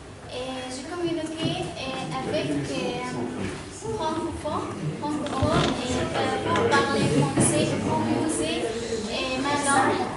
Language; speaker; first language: French; non-native, learner; Arabic